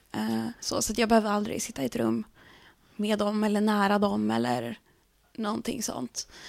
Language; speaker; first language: Swedish; native; Swedish